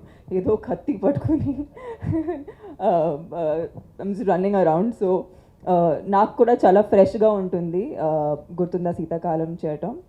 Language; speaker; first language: Telugu; non-native, local second language; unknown